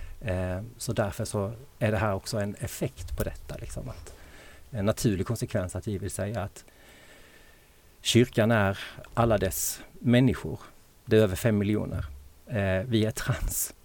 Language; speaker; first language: Swedish; native; Swedish